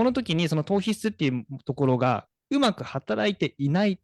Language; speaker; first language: Japanese; native; Japanese